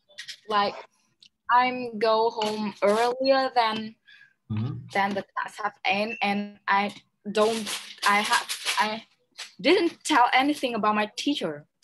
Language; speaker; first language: English; non-native, learner; Vietnamese